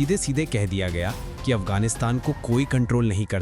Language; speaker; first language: Hindi; native; Hindi